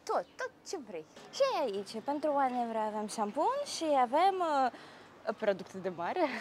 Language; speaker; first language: Romanian; non-native, learner; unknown